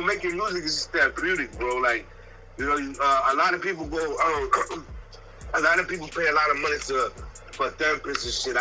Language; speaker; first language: English; early bilingual, other home language; Spanish